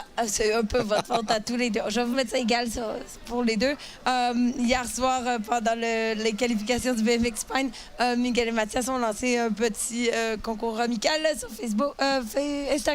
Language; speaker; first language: French; native; French